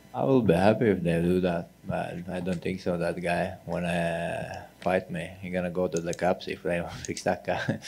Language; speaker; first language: English; non-native, learner; Chechen